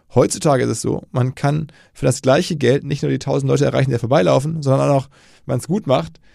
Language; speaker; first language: German; native; German